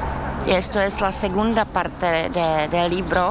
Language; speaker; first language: Spanish; non-native, fluent; Czech